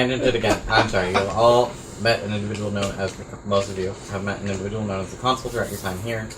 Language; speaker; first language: English; native; English